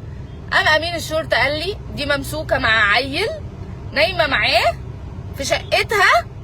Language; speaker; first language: Arabic; native; Arabic